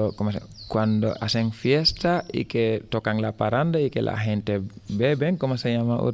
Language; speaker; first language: Spanish; non-native, fluent; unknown